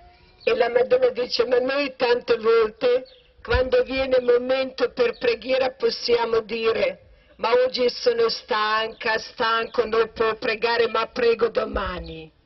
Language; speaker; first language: Italian; non-native, learner; Croatian